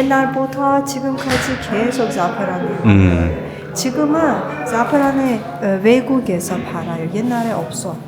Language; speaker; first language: Korean; non-native, learner; Persian